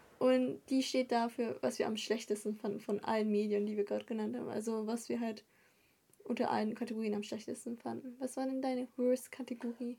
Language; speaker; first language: German; early bilingual, other home language; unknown